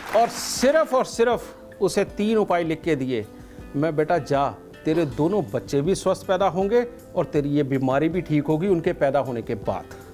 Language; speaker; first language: Hindi; native; Hindi